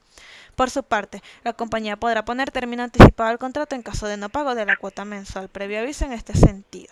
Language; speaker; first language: Spanish; native; Spanish